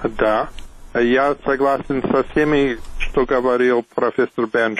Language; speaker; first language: Russian; non-native, fluent; English